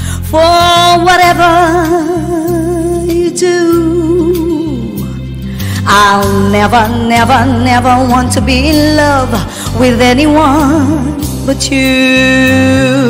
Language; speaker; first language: English; non-native, local second language; Filipino